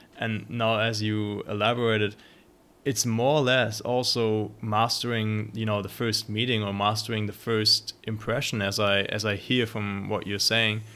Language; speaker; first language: English; non-native, fluent; German